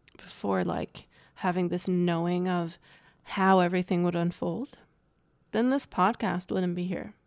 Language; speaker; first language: English; native; English